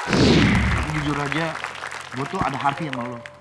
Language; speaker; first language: Indonesian; native; Indonesian